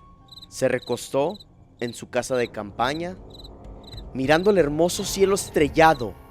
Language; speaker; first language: Spanish; native; Spanish